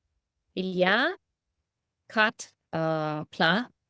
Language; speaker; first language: French; non-native, learner; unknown